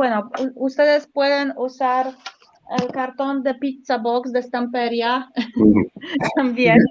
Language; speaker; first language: Spanish; non-native, learner; Polish